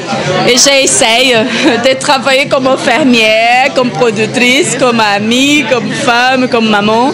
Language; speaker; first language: French; non-native, fluent; Portuguese